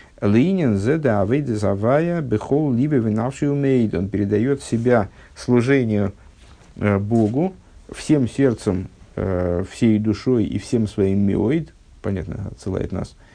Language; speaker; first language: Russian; native; Russian